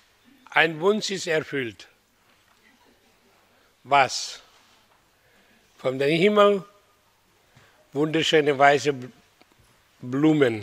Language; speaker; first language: German; non-native, learner; Hindi